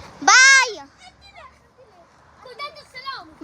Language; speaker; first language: Hebrew; native; Hebrew